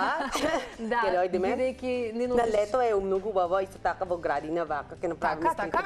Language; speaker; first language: Macedonian; non-native, learner; Filipino